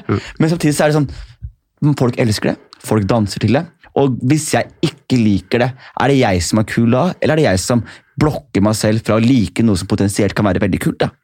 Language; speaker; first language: Norwegian; early bilingual, other home language; Somali